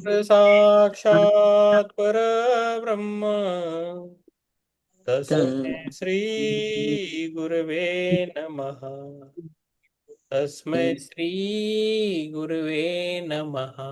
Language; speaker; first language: Hindi; native; Hindi